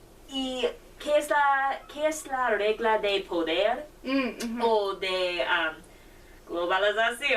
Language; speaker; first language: Spanish; non-native, learner; English